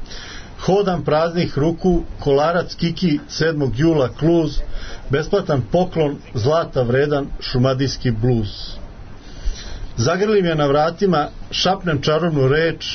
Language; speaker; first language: Serbian; native; Serbian